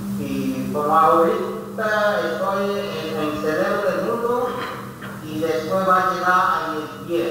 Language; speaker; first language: Spanish; non-native, local second language; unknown